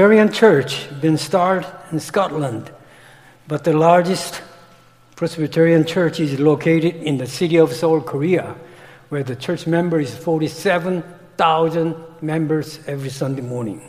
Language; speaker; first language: English; non-native, fluent; Korean